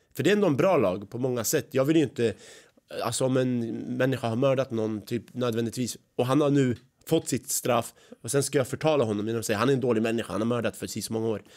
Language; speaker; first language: Swedish; early bilingual, other home language; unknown